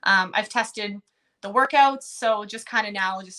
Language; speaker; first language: English; native; English